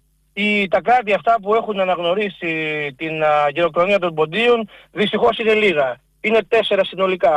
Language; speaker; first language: Greek; native; Greek